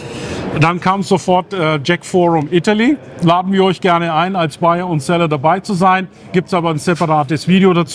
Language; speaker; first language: German; native; German